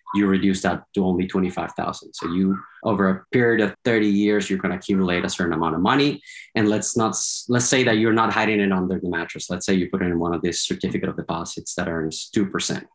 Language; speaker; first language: English; non-native, fluent; Spanish